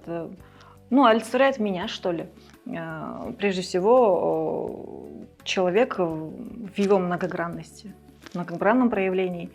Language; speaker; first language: Russian; early bilingual, other home language; Georgian